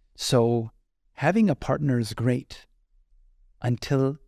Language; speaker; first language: English; non-native, local second language; Urdu